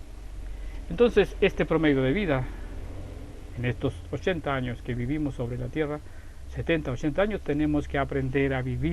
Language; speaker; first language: Spanish; native; Spanish